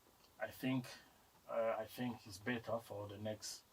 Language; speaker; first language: English; non-native, learner; French